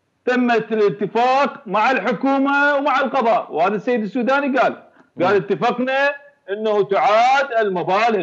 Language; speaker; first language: Arabic; native; Arabic